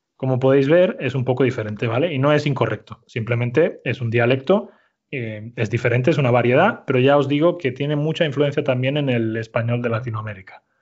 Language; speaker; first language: Spanish; native; Spanish